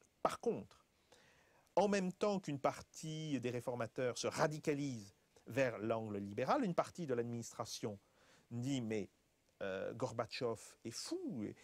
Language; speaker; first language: French; native; French